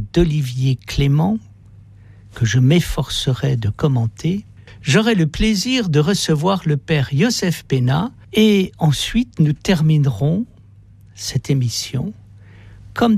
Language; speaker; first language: French; native; French